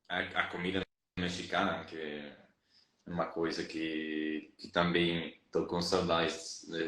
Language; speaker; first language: Portuguese; non-native, fluent; Spanish